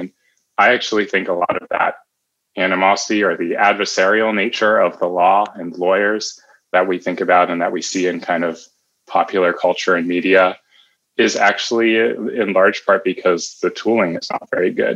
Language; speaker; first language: English; native; English